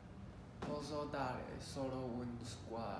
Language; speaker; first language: Italian; non-native, learner; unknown